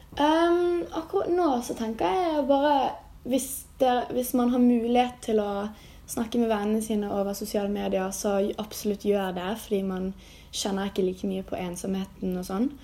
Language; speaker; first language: Norwegian; native; Norwegian